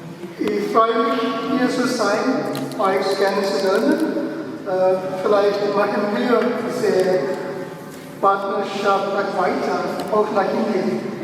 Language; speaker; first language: German; non-native, learner; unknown